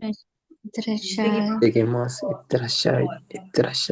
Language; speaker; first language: Japanese; non-native, learner; Sinhala